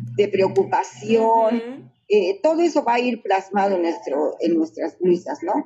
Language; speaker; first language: Spanish; native; Spanish